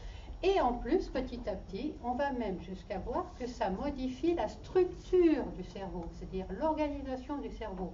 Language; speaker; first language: French; native; French